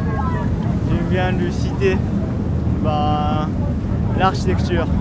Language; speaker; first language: French; non-native, learner; Japanese